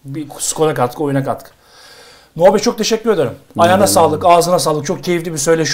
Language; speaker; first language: Turkish; native; Turkish